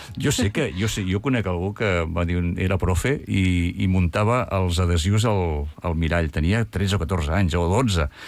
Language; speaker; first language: Catalan; native; Catalan